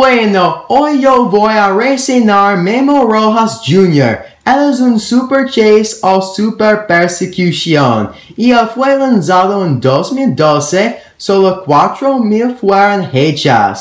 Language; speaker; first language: Spanish; non-native, learner; English